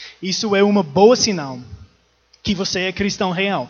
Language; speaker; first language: Portuguese; non-native, learner; English